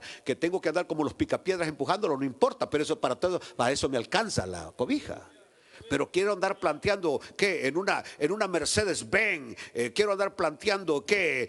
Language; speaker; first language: Spanish; native; Spanish